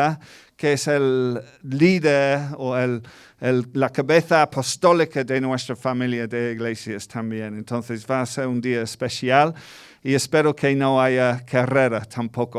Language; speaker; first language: Spanish; non-native, fluent; English